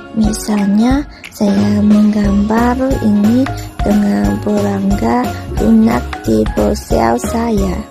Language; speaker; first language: Indonesian; non-native, learner; Chinese